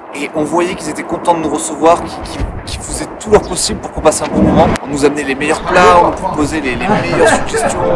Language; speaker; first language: French; native; French